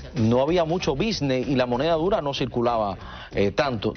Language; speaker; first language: Spanish; native; Spanish